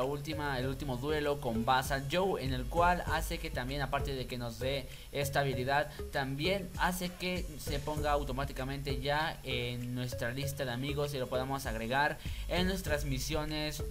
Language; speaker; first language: Spanish; native; Spanish